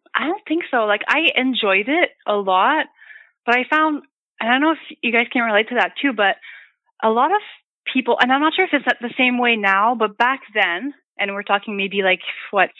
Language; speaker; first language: English; native; English